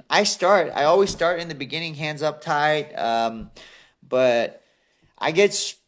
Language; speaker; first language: English; early bilingual, other home language; Assyrian Neo-Aramaic